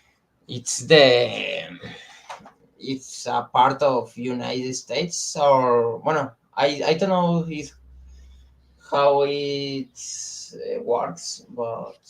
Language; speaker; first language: English; non-native, learner; Spanish